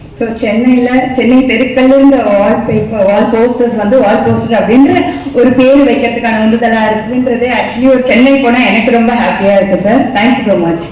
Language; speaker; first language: Tamil; native; Tamil